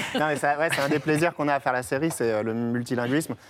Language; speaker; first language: French; native; French